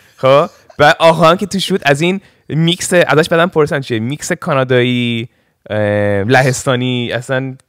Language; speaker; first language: Persian; early bilingual, heritage; Persian